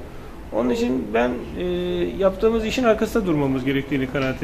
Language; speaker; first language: Turkish; native; Turkish